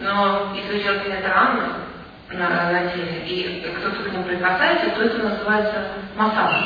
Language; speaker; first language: Russian; native; Russian